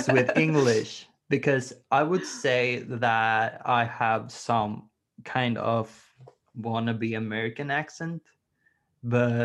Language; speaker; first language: English; non-native, fluent; Swedish